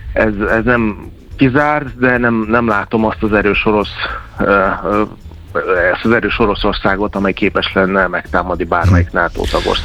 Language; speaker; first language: Hungarian; native; Hungarian